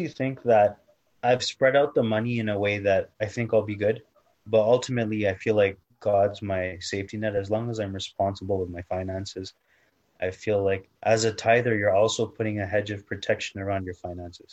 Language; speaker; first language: English; native; English